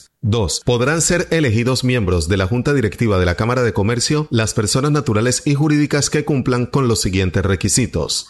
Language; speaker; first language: Spanish; native; Spanish